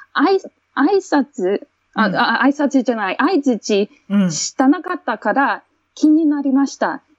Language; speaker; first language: Japanese; non-native, fluent; English